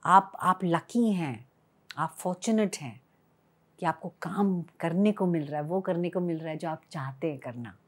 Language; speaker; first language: Hindi; native; Hindi